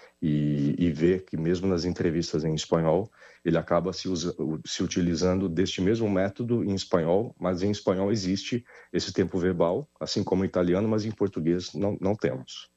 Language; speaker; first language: Portuguese; native; Portuguese